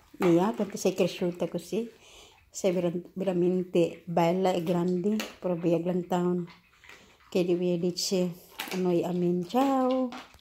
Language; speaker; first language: Italian; non-native, learner; Filipino